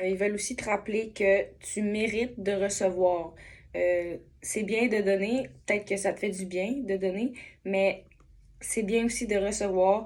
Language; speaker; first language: French; native; French